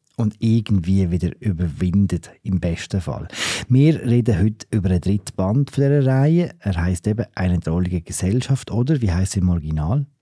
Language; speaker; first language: German; native; German